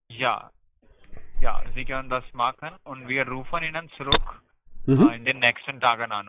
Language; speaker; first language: German; non-native, learner; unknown